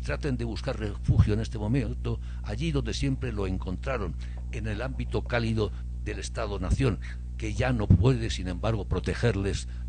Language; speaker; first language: Spanish; native; Spanish